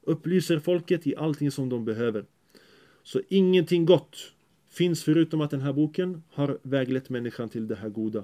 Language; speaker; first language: Swedish; early bilingual, other home language; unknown